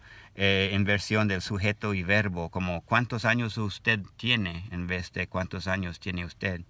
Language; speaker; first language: Spanish; non-native, learner; English